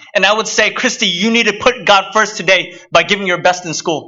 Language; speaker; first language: English; early bilingual, other home language; Vietnamese